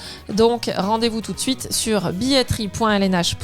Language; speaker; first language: French; native; French